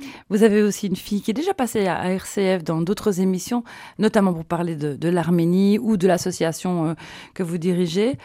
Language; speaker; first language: French; native; French